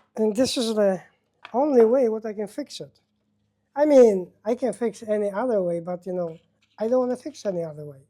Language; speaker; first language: English; non-native, learner; Polish